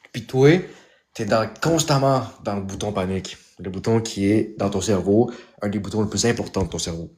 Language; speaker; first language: French; native; French